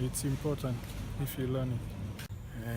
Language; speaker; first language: English; non-native, fluent; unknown